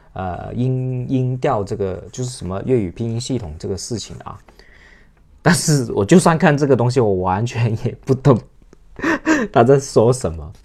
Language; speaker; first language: Chinese; non-native, local second language; Cantonese